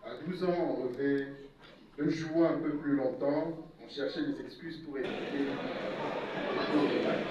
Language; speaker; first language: French; non-native, local second language; Lingala